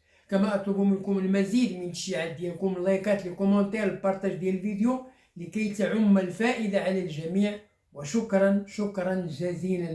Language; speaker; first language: Arabic; native; Arabic